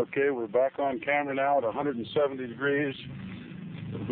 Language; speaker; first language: English; native; English